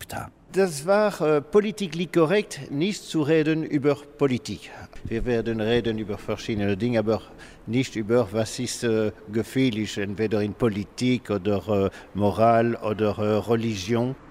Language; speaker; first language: German; non-native, learner; French